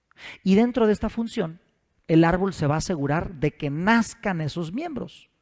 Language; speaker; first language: Spanish; native; Spanish